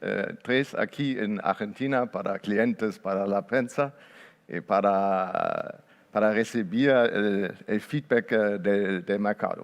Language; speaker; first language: Spanish; non-native, fluent; Portuguese